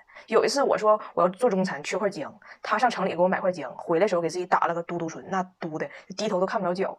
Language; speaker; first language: Chinese; native; Chinese